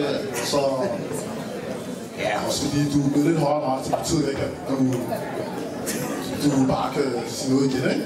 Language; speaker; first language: Danish; early bilingual, other home language; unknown